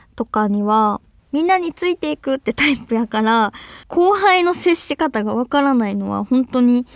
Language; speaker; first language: Japanese; native; Japanese